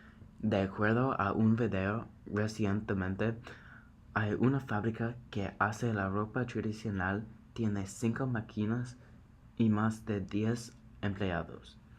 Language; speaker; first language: Spanish; non-native, learner; English